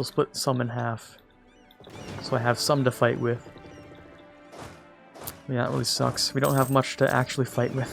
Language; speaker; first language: English; native; English